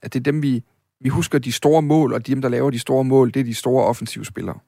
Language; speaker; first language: Danish; native; Danish